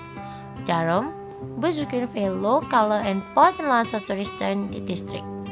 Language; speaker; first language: Dutch; non-native, fluent; Indonesian